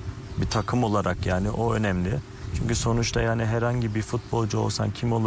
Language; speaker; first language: Turkish; early bilingual, heritage; Turkish